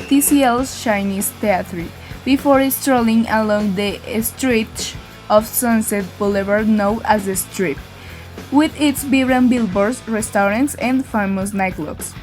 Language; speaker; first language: English; non-native, learner; Spanish